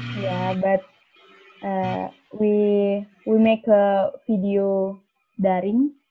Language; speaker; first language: English; non-native, learner; Indonesian